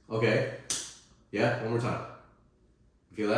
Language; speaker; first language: English; native; English